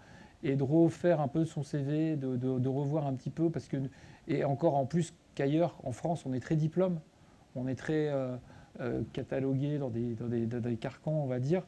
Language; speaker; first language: French; native; French